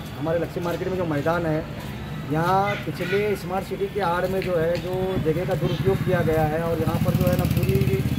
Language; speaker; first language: Hindi; native; Hindi